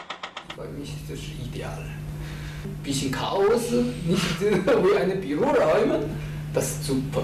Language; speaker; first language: German; non-native, learner; Chinese